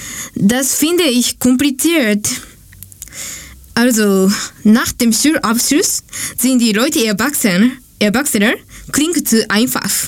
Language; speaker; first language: German; non-native, learner; Japanese